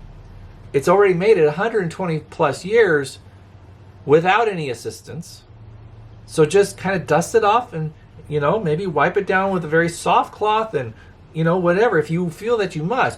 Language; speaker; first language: English; native; English